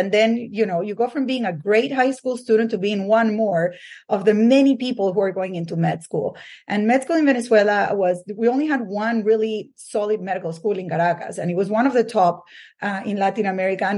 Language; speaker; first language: English; non-native, fluent; Spanish